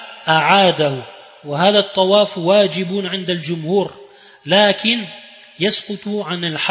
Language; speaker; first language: Arabic; non-native, fluent; French